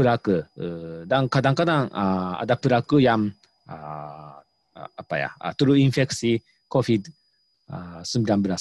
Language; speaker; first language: Indonesian; non-native, fluent; Japanese